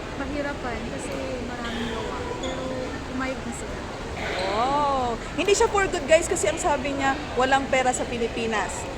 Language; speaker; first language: Filipino; non-native, local second language; Cebuano